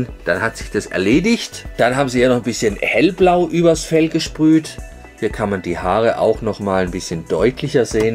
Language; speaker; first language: German; native; German